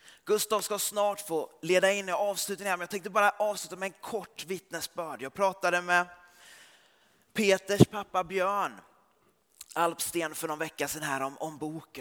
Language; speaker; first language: Swedish; early bilingual, heritage; Swedish